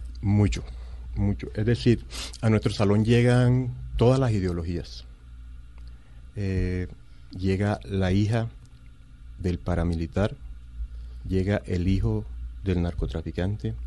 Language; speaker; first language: Spanish; native; Spanish